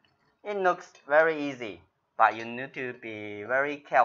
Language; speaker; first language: English; non-native, fluent; Chinese